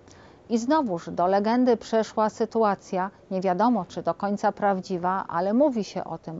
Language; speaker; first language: Polish; native; Polish